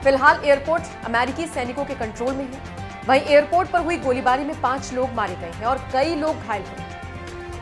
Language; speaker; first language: Hindi; native; Hindi